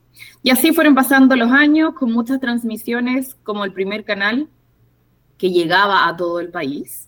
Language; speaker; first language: Spanish; native; Spanish